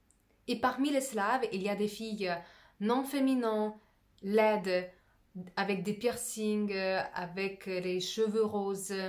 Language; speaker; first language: French; non-native, fluent; Russian